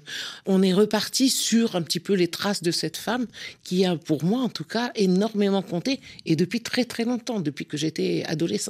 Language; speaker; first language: French; non-native, local second language; Arabic